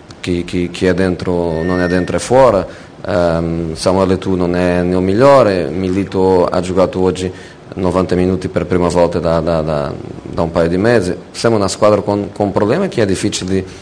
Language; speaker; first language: Italian; non-native, fluent; Portuguese